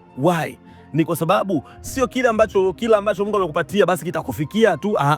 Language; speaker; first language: Swahili; native; Swahili